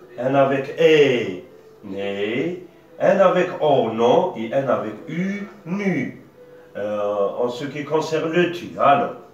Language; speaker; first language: French; non-native, local second language; Arabic